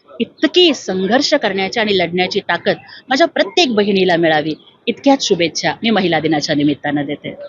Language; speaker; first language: Marathi; non-native, local second language; Telugu